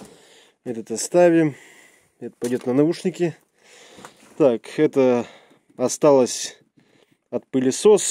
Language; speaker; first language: Russian; native; Russian